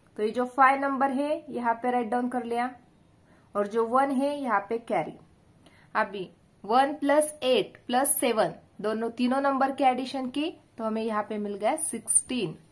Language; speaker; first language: Hindi; non-native, local second language; Marathi